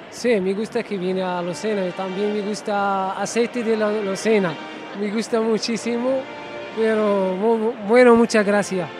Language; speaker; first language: Spanish; non-native, learner; Arabic